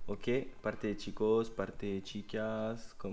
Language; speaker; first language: Spanish; non-native, learner; French